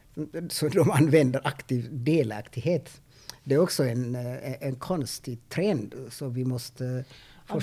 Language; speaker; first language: Swedish; non-native, fluent; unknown